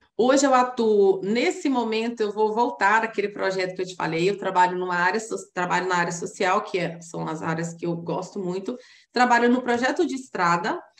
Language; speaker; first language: Portuguese; native; Portuguese